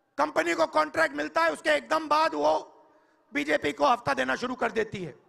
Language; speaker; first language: Hindi; native; Hindi